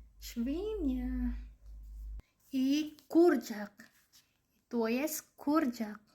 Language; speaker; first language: Polish; non-native, learner; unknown